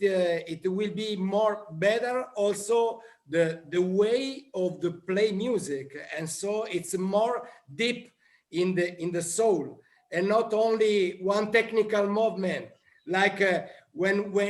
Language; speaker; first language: English; non-native, learner; Italian